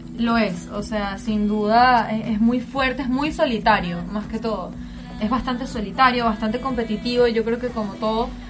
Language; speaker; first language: Spanish; native; Spanish